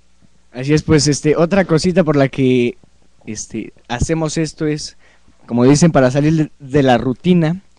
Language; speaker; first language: Spanish; native; Spanish